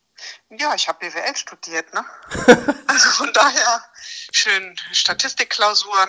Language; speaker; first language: German; native; German